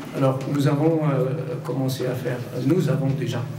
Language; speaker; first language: French; non-native, local second language; Arabic